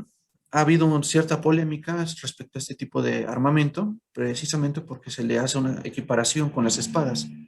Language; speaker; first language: Spanish; native; Spanish